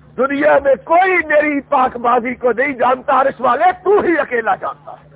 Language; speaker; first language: Urdu; non-native, local second language; Punjabi